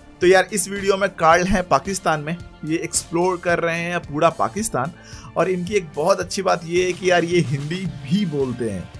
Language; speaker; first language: Hindi; native; Hindi